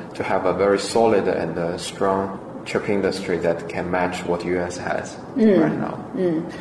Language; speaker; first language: English; non-native, fluent; Chinese